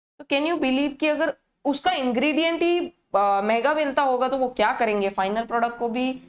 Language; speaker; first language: Hindi; native; Hindi